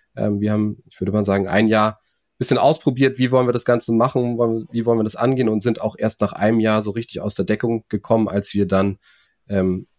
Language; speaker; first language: German; native; German